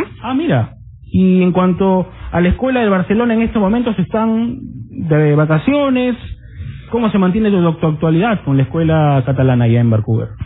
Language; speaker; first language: Spanish; native; Spanish